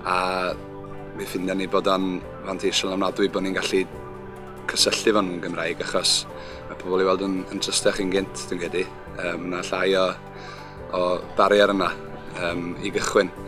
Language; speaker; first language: Welsh; native; Welsh